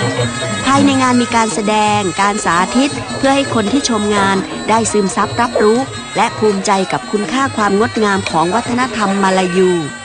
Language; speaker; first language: Thai; native; Thai